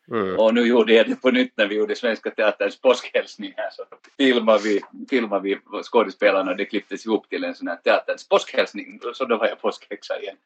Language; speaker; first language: Swedish; native; Swedish